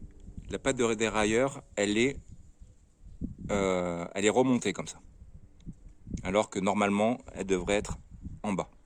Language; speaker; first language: French; native; French